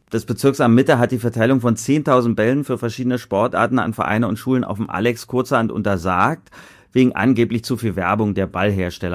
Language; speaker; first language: German; native; German